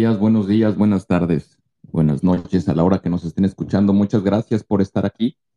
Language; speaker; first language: Spanish; native; Spanish